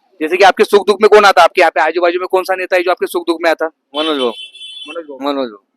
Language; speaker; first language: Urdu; non-native, local second language; Marathi